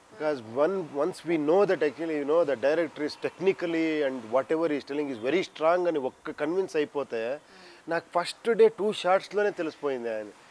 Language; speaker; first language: Telugu; non-native, local second language; Kannada